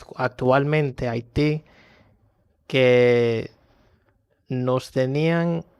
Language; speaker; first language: Spanish; early bilingual, other home language; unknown